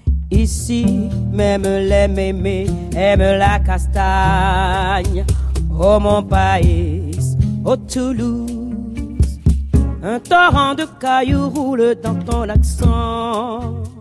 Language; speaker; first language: French; non-native, local second language; Fon